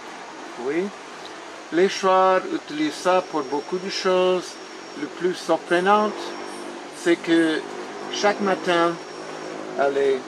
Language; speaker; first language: French; non-native, fluent; Spanish